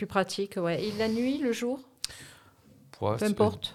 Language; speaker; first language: French; native; French